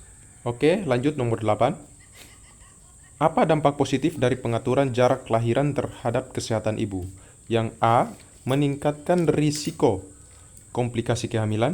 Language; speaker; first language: Indonesian; native; Indonesian